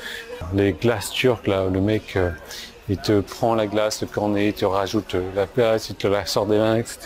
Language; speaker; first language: French; native; French